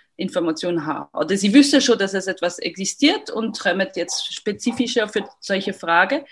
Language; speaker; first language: German; non-native, fluent; French